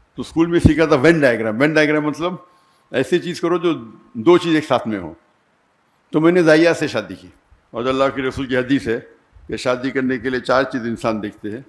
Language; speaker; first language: Urdu; non-native, local second language; Konkani